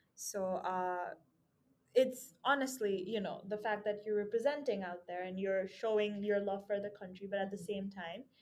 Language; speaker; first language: English; non-native, local second language; Nepali